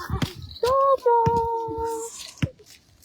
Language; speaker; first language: Japanese; non-native, learner; Filipino